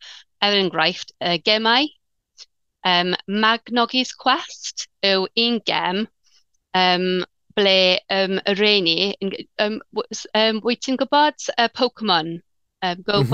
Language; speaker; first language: Welsh; non-native, learner; English